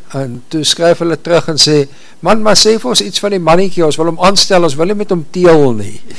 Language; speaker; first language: Afrikaans; native; Afrikaans